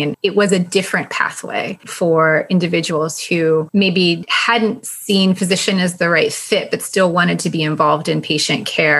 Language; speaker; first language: English; native; English